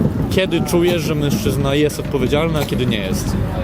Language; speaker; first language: Polish; native; Polish